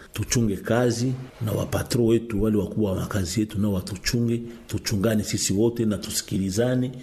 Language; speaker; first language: Swahili; non-native, local second language; Nande